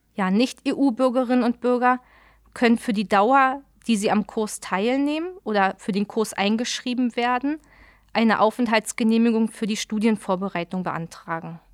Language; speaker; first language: German; native; German